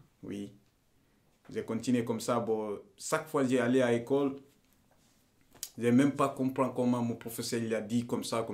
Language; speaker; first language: French; non-native, learner; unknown